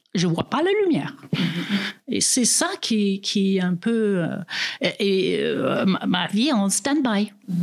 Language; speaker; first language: French; non-native, fluent; English